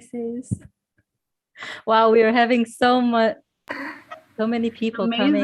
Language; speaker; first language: English; non-native, fluent; Vietnamese